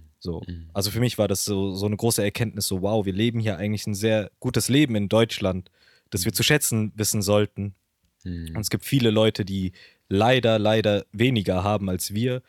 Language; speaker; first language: German; early bilingual, other home language; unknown